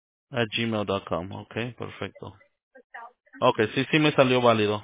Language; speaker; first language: Spanish; early bilingual, heritage; Spanish